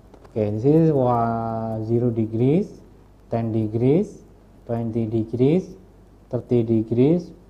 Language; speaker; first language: English; non-native, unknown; Indonesian